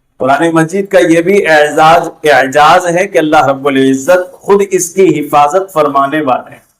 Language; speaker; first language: Urdu; native; Urdu